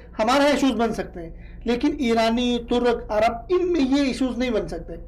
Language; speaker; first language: Urdu; non-native, local second language; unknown